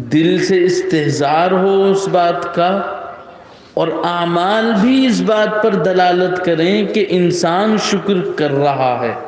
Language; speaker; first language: Urdu; native; Urdu